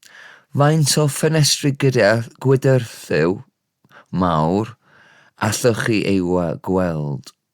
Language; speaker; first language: Welsh; non-native, learner; English